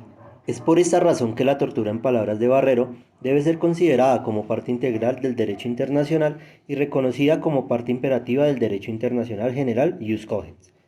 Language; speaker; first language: Spanish; native; Spanish